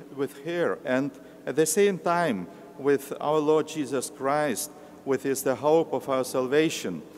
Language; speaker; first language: English; non-native, learner; Lithuanian